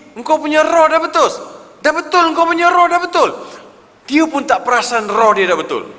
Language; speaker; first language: Malay; non-native, local second language; Tamil